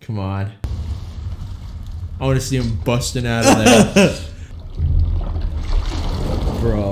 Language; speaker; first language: English; native; English